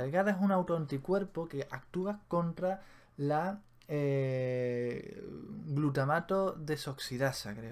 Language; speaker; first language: Spanish; native; Spanish